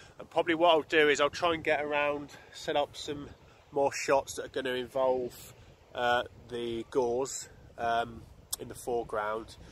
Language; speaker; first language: English; native; English